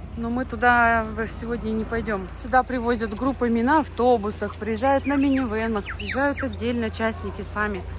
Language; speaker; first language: Russian; native; Russian